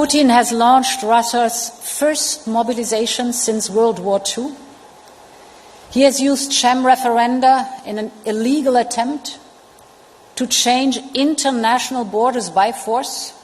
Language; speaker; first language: English; non-native, fluent; German